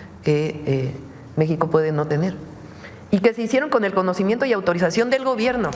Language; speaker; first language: Spanish; native; Spanish